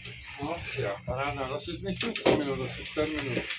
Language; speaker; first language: German; non-native, learner; Slovak